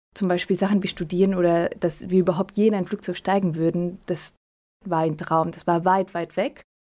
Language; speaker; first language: German; early bilingual, other home language; Spanish